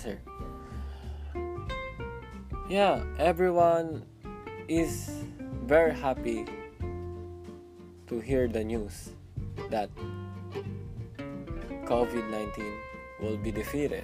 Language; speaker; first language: English; non-native, local second language; Filipino